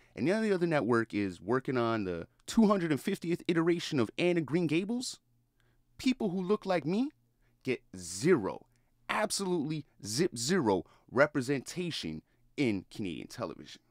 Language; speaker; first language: English; native; English